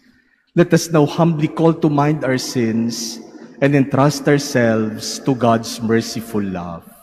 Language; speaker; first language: English; non-native, local second language; Filipino